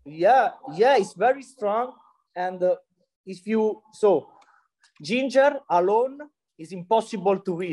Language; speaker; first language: English; non-native, learner; Italian